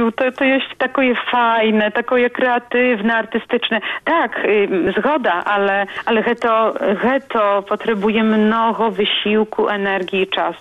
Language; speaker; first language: Polish; non-native, local second language; Belarusian